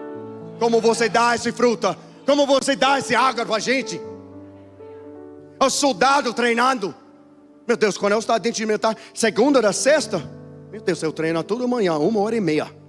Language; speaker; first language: Portuguese; non-native, learner; English